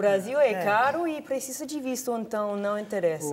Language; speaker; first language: Portuguese; non-native, fluent; English